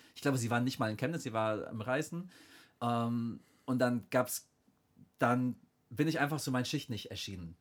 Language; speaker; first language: German; non-native, fluent; English